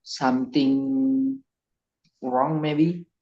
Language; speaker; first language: English; non-native, learner; Indonesian